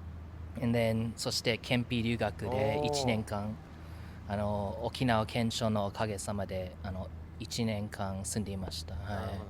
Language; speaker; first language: Japanese; non-native, learner; English